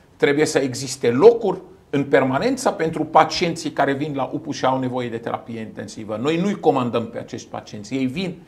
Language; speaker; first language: Romanian; non-native, fluent; Arabic